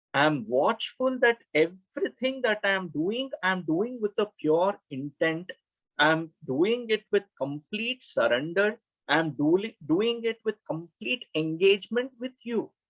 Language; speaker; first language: English; non-native, local second language; Kannada